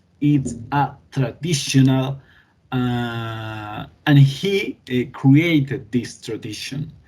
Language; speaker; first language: English; non-native, learner; Spanish